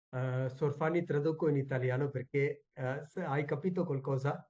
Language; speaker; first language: Italian; non-native, fluent; Tamil